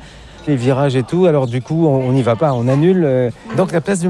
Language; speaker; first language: French; native; French